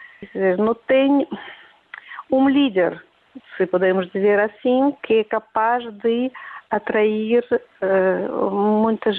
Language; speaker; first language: Portuguese; non-native, fluent; Russian